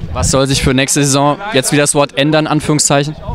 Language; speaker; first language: German; native; German